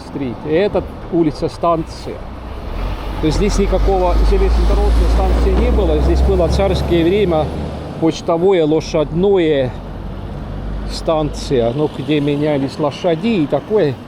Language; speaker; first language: Russian; non-native, local second language; Estonian